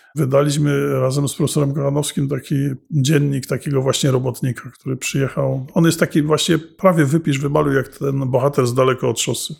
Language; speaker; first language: Polish; non-native, local second language; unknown